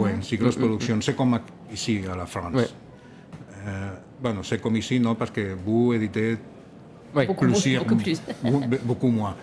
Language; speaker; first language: French; non-native, learner; Catalan